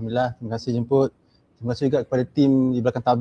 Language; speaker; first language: Malay; native; Malay